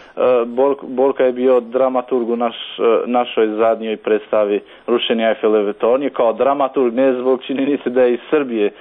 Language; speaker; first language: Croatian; non-native, local second language; Albanian